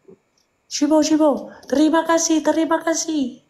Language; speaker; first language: Indonesian; non-native, learner; Vietnamese